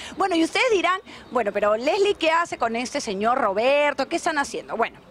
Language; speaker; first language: Spanish; native; Spanish